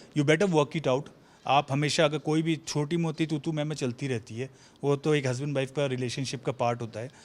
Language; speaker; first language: Hindi; native; Hindi